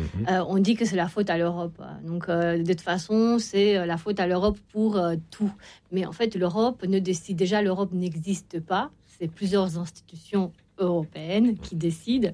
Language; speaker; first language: French; non-native, fluent; Romanian